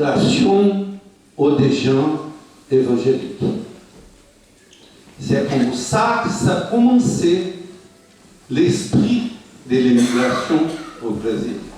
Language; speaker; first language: French; non-native, fluent; Portuguese